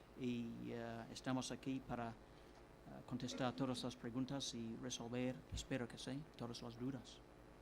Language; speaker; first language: Spanish; non-native, fluent; English